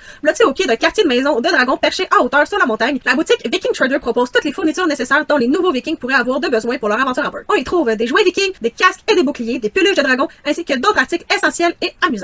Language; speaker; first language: French; native; French